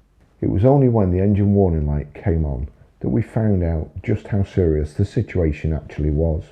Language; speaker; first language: English; native; English